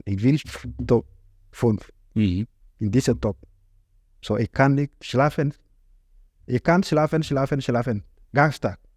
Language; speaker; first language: German; non-native, learner; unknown